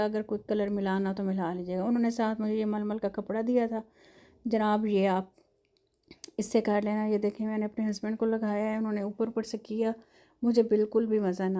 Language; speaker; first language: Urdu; non-native, local second language; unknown